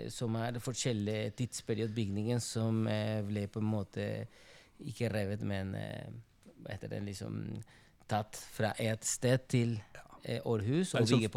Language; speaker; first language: Norwegian; non-native, fluent; Spanish